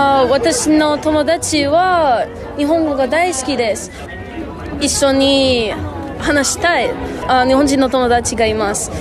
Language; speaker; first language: Japanese; non-native, learner; English